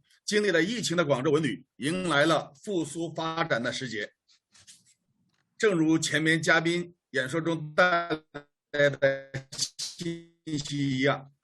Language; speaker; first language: Chinese; native; Chinese